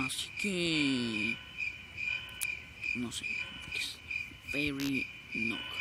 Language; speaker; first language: Spanish; native; Spanish